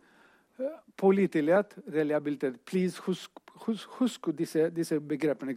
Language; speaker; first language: Norwegian; non-native, fluent; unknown